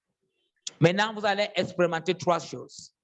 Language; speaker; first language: French; non-native, fluent; English